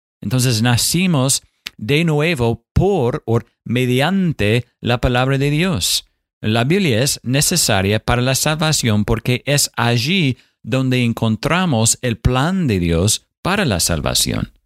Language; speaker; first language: Spanish; non-native, fluent; English